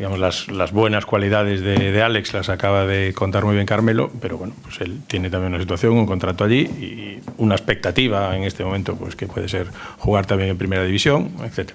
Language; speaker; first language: Spanish; native; Spanish